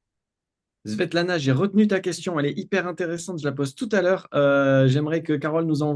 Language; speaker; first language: French; native; French